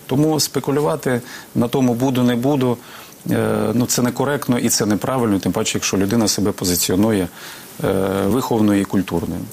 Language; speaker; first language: Ukrainian; native; Ukrainian